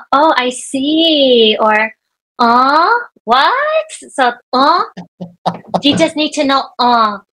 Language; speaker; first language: English; native; English